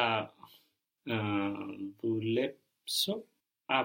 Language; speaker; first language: Greek; non-native, learner; English